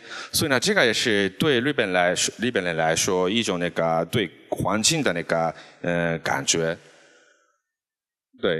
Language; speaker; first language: Chinese; non-native, fluent; Japanese